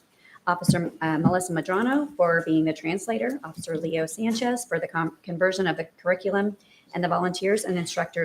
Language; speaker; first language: English; native; English